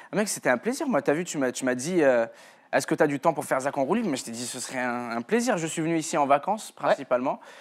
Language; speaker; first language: French; non-native, local second language; Arabic